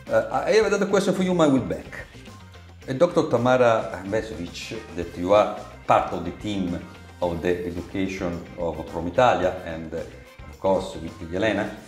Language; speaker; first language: English; non-native, learner; Italian